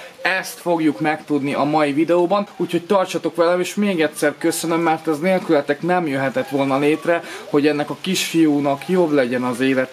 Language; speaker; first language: Hungarian; native; Hungarian